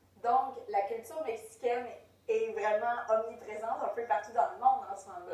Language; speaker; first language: French; native; French